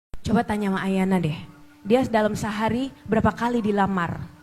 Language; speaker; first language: Indonesian; native; Indonesian